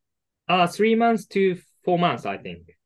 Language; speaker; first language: English; non-native, learner; Japanese